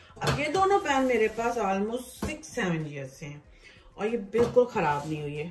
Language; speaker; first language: Urdu; native; Urdu